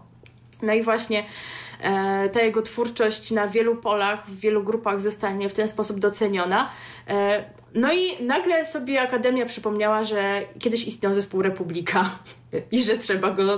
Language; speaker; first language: Polish; native; Polish